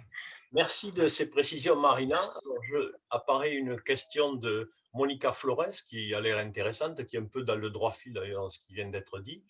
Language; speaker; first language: French; native; French